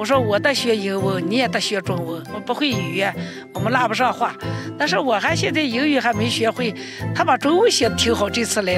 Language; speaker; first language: Chinese; native; Chinese